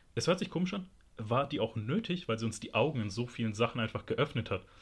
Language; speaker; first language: German; native; German